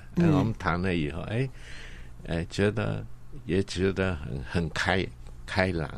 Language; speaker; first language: Chinese; non-native, local second language; Cantonese